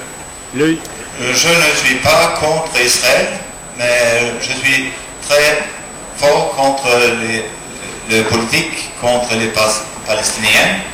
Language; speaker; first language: French; non-native, learner; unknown